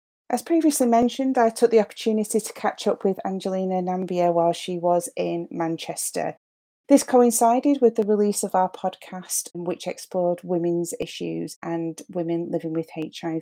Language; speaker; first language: English; native; English